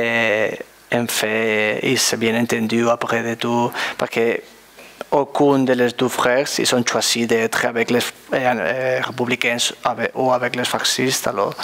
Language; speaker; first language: French; non-native, learner; Spanish